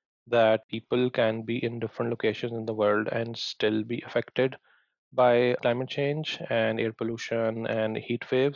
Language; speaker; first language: English; non-native, local second language; Punjabi